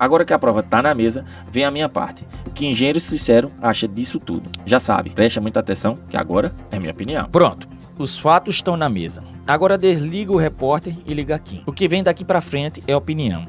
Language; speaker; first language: Portuguese; native; Portuguese